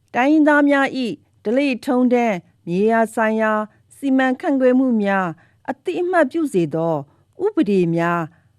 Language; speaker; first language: Burmese; non-native, local second language; S'gaw Karen